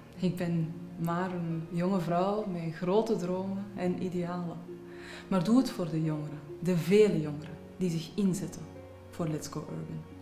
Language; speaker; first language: Dutch; early bilingual, other home language; Arabic